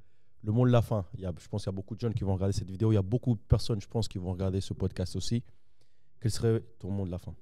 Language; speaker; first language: French; native; French